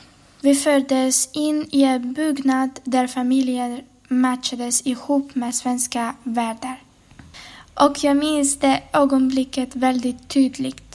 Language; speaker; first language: Swedish; non-native, fluent; Ukrainian